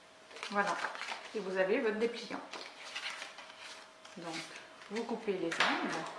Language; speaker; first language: French; native; French